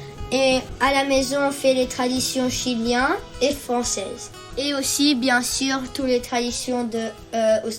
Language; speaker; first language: French; early bilingual, heritage; French